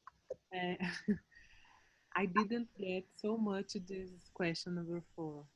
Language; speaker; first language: English; non-native, learner; Portuguese